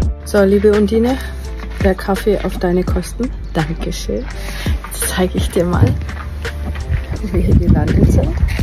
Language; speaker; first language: German; native; German